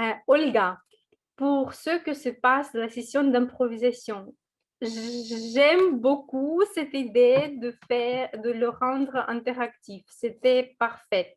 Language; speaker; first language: French; non-native, fluent; Russian